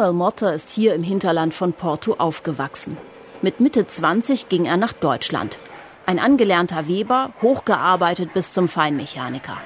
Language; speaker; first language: German; native; German